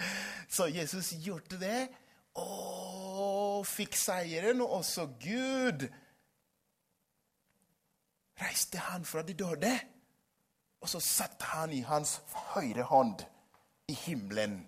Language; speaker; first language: Swedish; non-native, fluent; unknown